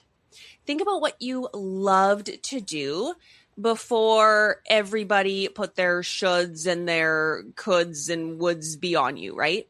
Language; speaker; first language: English; native; English